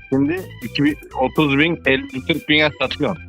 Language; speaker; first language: Turkish; early bilingual, heritage; Turkish